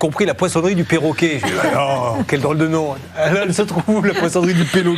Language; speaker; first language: French; native; French